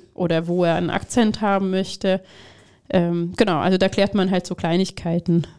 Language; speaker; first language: German; non-native, fluent; Hungarian